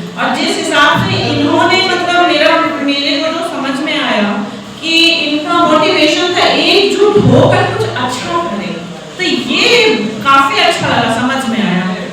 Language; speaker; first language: Hindi; native; Hindi